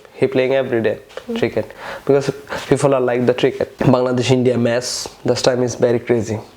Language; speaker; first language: English; non-native, local second language; Bangla